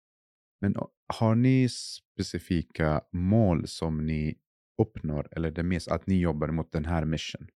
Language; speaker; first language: Swedish; non-native, fluent; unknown